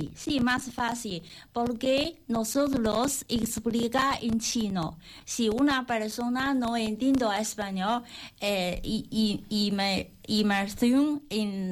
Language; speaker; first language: Spanish; non-native, learner; Chinese